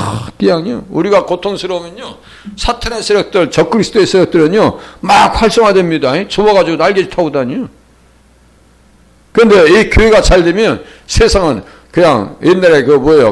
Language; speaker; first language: Korean; native; Korean